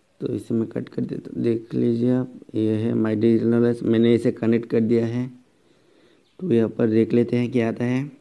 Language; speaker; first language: Hindi; non-native, local second language; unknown